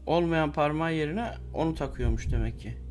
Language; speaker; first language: Turkish; native; Turkish